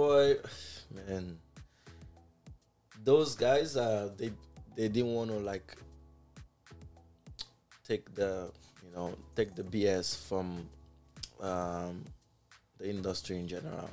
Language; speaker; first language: English; non-native, local second language; Igbo